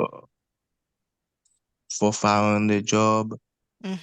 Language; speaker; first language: English; non-native, learner; Haitian Creole